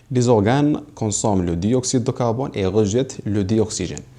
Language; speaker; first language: French; non-native, local second language; Arabic